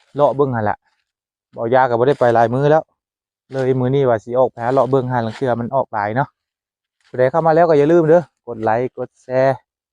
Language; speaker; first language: Thai; native; Thai